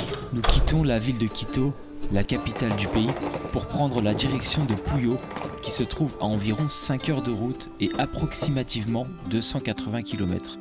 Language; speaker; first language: French; native; French